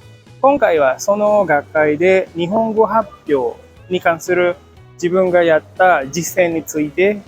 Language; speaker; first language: Japanese; non-native, fluent; Indonesian